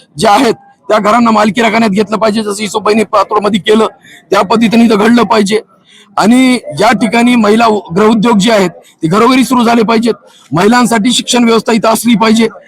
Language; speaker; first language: Marathi; non-native, local second language; Urdu